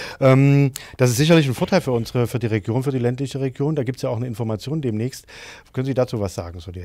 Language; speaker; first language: German; native; German